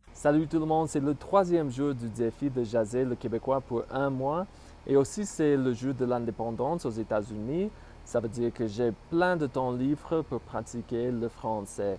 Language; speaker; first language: French; non-native, fluent; English